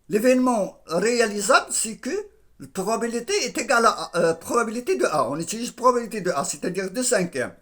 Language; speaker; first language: French; non-native, local second language; Arabic